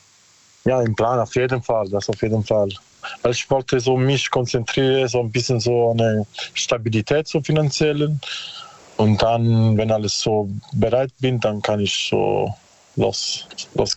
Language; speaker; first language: German; non-native, learner; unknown